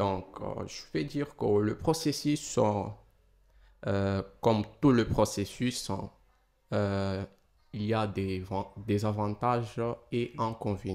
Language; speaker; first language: French; non-native, fluent; Portuguese